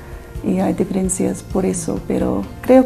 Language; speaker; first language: Spanish; non-native, fluent; English